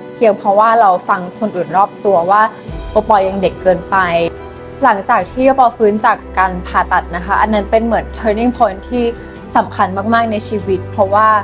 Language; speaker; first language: Thai; native; Thai